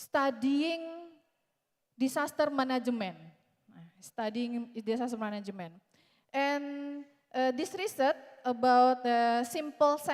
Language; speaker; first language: English; non-native, learner; Indonesian